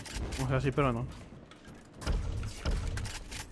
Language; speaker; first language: Spanish; native; Spanish